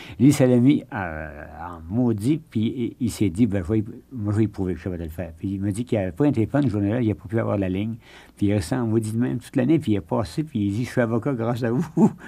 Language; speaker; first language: French; native; French